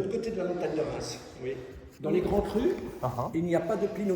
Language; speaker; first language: French; native; French